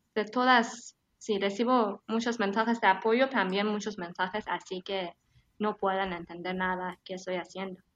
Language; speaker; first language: Spanish; non-native, fluent; Persian